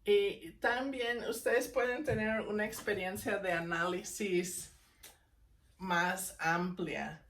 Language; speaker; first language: Spanish; non-native, fluent; English